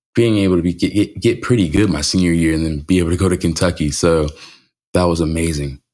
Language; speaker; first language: English; native; English